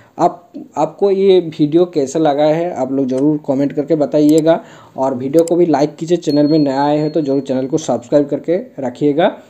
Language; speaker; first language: Hindi; non-native, local second language; Bangla